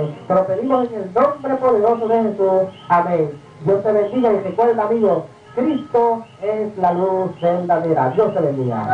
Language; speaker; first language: Spanish; native; Spanish